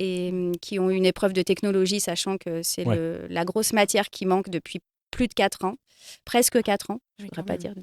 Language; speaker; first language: French; native; French